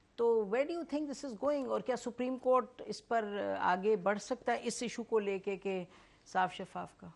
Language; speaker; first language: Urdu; native; Urdu